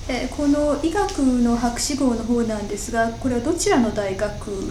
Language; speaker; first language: Japanese; native; Japanese